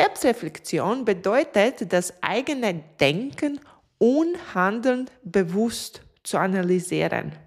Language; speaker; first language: German; non-native, fluent; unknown